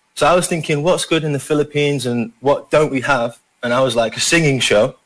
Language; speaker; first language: English; native; English